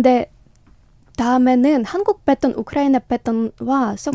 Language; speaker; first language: Korean; non-native, learner; Ukrainian